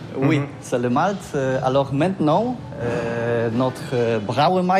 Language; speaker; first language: French; non-native, learner; Polish